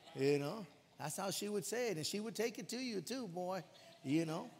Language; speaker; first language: English; early bilingual, other home language; Spanish